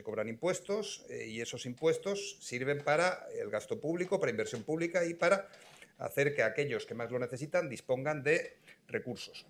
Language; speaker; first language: Spanish; native; Spanish